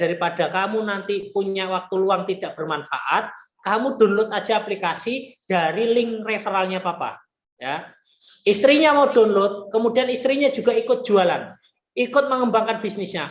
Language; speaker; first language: Indonesian; non-native, local second language; Javanese